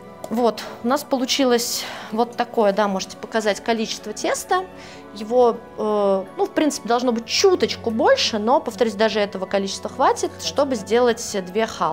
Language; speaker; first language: Russian; native; Russian